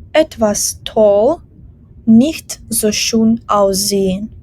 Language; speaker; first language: German; non-native, fluent; Ukrainian